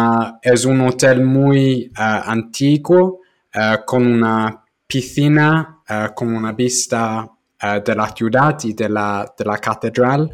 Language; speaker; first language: Spanish; non-native, fluent; English